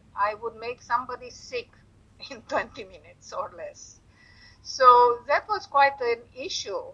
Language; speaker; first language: English; non-native, fluent; Romanian